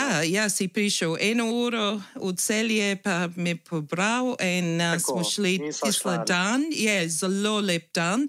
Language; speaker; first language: Slovenian; early bilingual, heritage; English